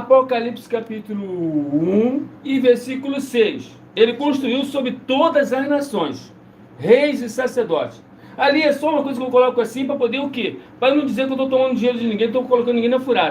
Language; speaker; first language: Portuguese; native; Portuguese